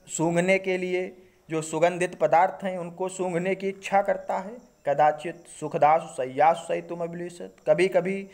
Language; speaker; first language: Hindi; native; Hindi